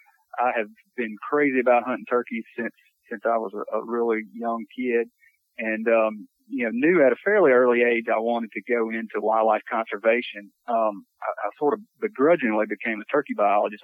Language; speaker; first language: English; native; English